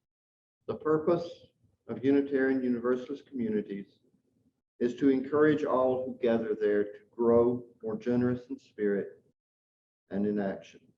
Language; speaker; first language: English; native; English